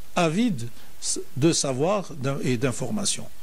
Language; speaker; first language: French; non-native, local second language; Arabic